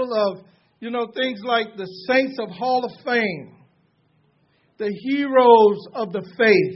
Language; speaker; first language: English; native; English